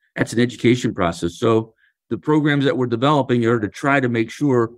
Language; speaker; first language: English; native; English